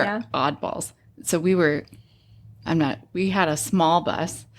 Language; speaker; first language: English; native; English